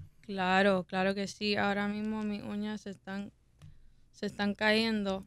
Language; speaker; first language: Spanish; early bilingual, heritage; Spanish